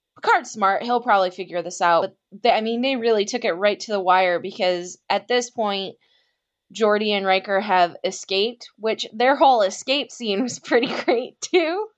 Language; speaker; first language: English; native; English